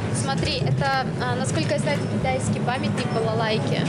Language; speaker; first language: Russian; native; Russian